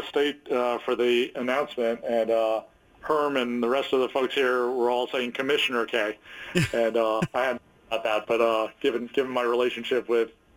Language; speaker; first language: English; native; English